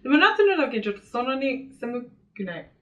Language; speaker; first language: Japanese; non-native, learner; English